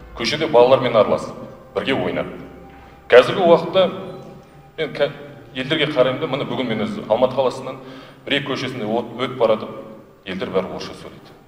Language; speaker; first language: Kazakh; non-native, local second language; Russian